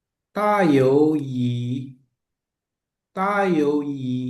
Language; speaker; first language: Chinese; non-native, learner; Indonesian